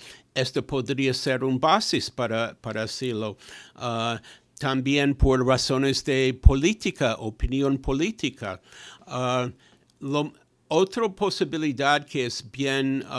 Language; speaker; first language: Spanish; non-native, fluent; English